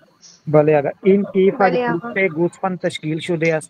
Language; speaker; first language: Persian; non-native, learner; Urdu